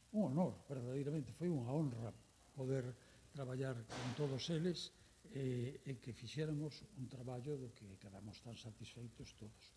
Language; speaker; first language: Galician; native; Galician